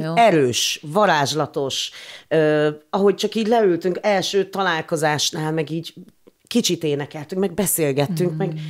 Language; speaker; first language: Hungarian; non-native, fluent; English